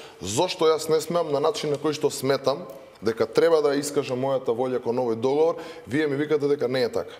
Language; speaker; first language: Macedonian; native; Macedonian